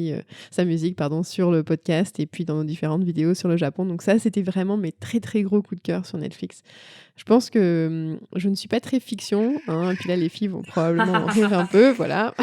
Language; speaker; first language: French; native; French